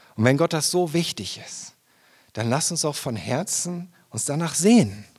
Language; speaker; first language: German; native; German